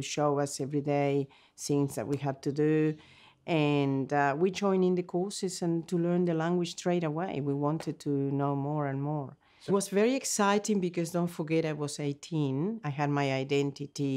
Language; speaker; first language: English; non-native, fluent; Spanish